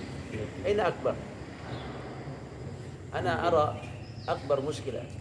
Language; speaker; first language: Arabic; non-native, fluent; Indonesian